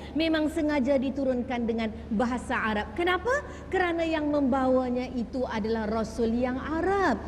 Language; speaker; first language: Malay; native; Malay